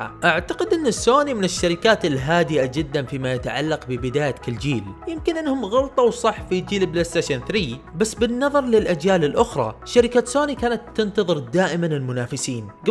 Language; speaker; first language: Arabic; native; Arabic